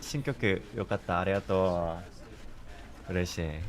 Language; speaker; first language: Japanese; non-native, fluent; Korean